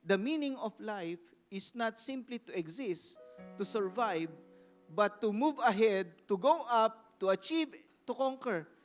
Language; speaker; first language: English; non-native, local second language; Filipino